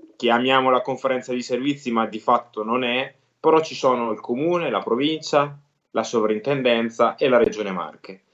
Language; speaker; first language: Italian; native; Italian